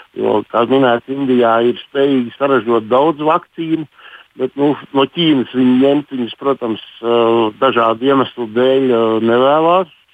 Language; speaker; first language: Latvian; native; Latvian